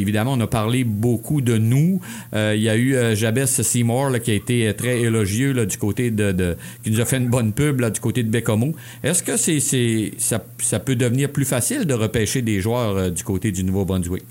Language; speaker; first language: French; native; French